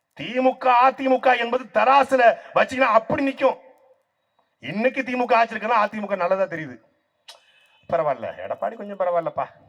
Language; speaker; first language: Tamil; native; Tamil